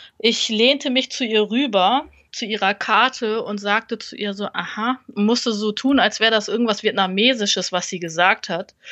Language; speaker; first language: German; early bilingual, other home language; Vietnamese